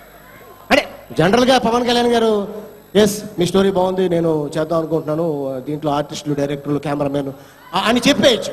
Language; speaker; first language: Telugu; native; Telugu